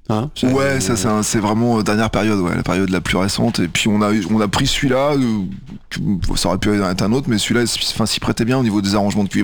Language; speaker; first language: French; native; French